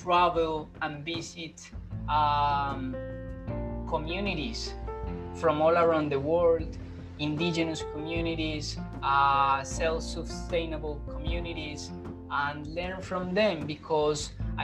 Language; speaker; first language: English; non-native, fluent; Spanish